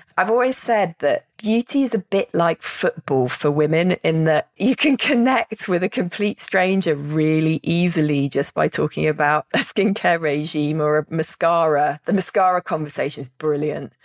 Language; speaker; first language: English; native; English